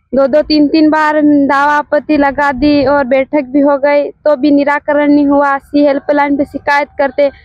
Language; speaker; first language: Hindi; native; Hindi